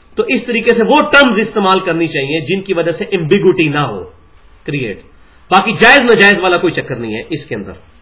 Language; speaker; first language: Urdu; non-native, local second language; Punjabi